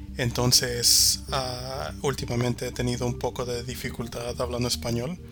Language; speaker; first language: Spanish; early bilingual, heritage; Spanish